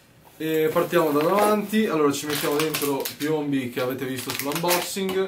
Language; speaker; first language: Italian; native; Italian